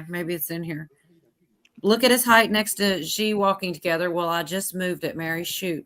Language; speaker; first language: English; native; English